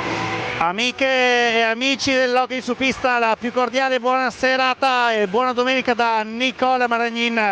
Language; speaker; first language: Italian; native; Italian